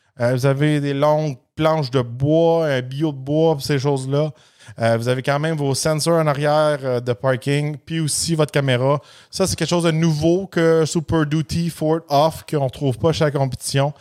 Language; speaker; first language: French; native; French